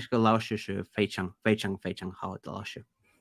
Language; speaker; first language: Chinese; non-native, learner; Finnish